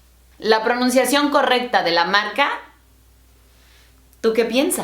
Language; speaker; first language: Spanish; non-native, fluent; English